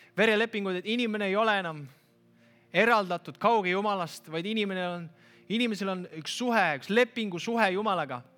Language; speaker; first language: Estonian; native; Estonian